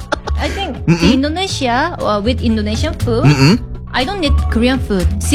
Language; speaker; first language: English; non-native, learner; Korean